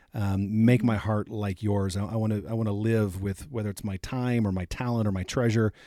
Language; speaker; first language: English; native; English